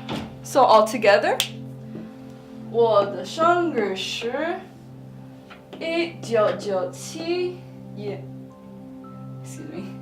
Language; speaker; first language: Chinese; non-native, learner; English